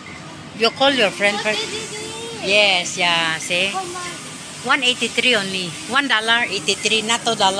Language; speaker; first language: English; non-native, local second language; Filipino